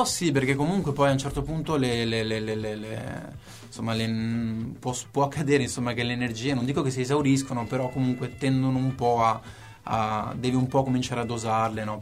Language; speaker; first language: Italian; native; Italian